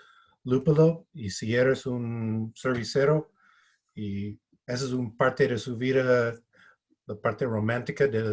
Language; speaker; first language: Spanish; non-native, fluent; English